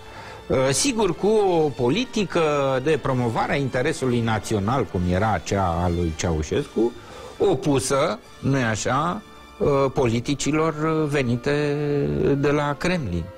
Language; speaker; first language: Romanian; native; Romanian